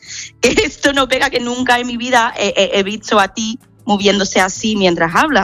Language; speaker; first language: Spanish; non-native, fluent; English